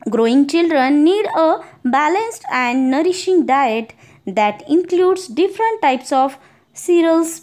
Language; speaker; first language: English; non-native, local second language; Marathi